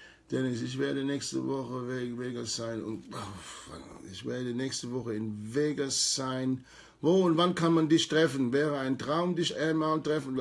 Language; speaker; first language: German; native; German